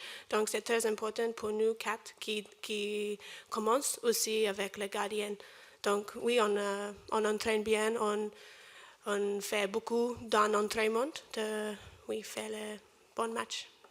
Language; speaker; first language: French; non-native, learner; English